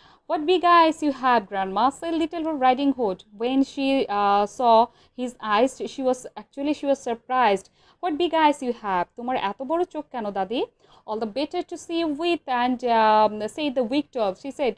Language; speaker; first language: English; non-native, local second language; Bangla